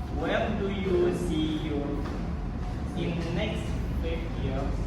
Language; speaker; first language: English; non-native, learner; Indonesian